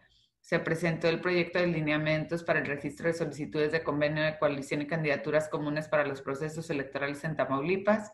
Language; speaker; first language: Spanish; native; Spanish